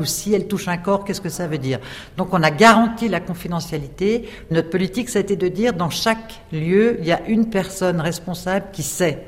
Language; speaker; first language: French; native; French